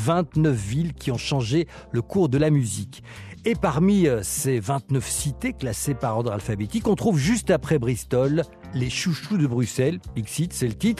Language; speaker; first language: French; native; French